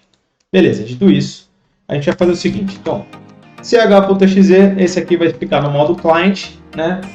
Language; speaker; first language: Portuguese; native; Portuguese